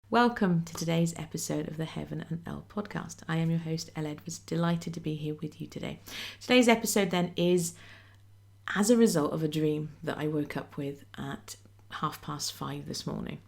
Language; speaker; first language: English; native; English